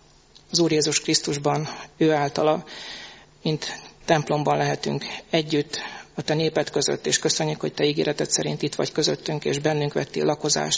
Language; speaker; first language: Hungarian; native; Hungarian